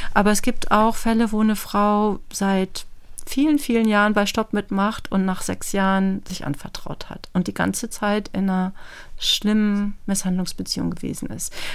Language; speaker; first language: German; native; German